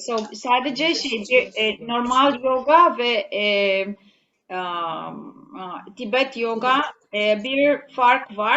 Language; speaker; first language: Turkish; non-native, learner; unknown